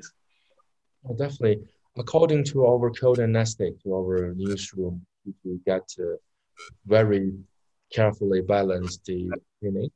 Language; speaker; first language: English; non-native, learner; Chinese